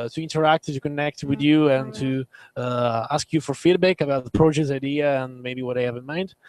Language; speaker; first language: English; non-native, learner; Italian